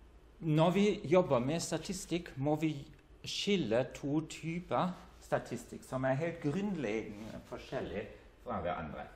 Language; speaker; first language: Norwegian; non-native, fluent; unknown